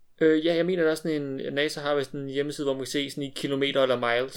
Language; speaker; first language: Danish; native; Danish